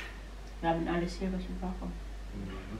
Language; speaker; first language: German; non-native, learner; Filipino